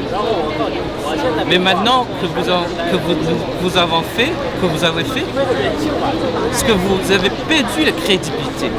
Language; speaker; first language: French; non-native, fluent; Chinese